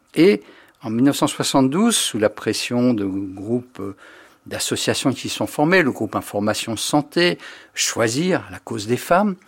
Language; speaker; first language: French; native; French